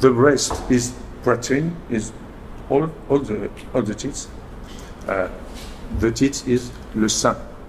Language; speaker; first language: English; non-native, learner; French